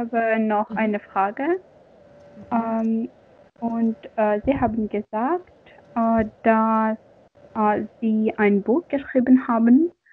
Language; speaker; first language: German; non-native, learner; Russian